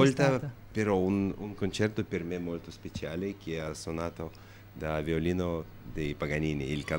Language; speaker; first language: Italian; non-native, learner; Russian